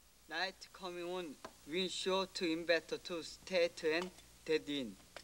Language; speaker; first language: English; non-native, learner; Korean